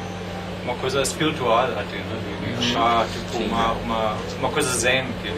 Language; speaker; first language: Portuguese; non-native, fluent; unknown